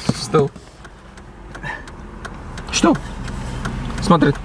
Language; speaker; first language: Russian; non-native, learner; Urdu